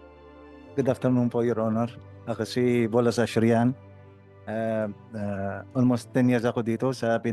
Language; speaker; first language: Filipino; non-native, learner; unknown